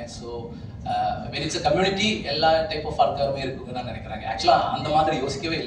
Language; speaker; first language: Tamil; non-native, fluent; Malayalam